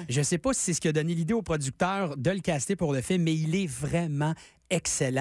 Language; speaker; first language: French; native; French